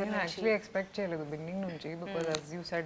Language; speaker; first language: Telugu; non-native, local second language; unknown